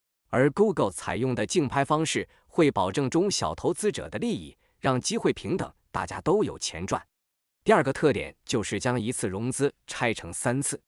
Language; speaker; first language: Chinese; native; Chinese